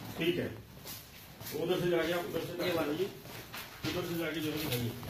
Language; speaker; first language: Hindi; non-native, local second language; Malayalam